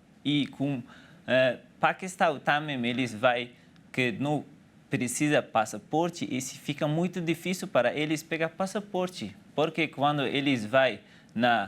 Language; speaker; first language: Portuguese; non-native, learner; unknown